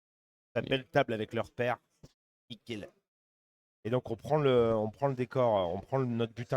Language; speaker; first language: French; native; French